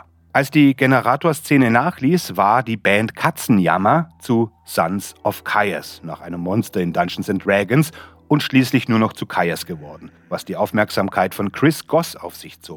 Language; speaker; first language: German; native; German